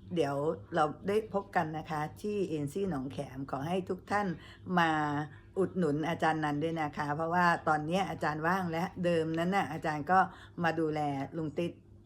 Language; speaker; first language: Thai; native; Thai